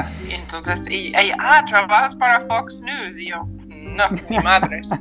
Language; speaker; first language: Spanish; non-native, fluent; English